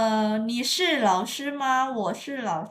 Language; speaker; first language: Chinese; non-native, fluent; Indonesian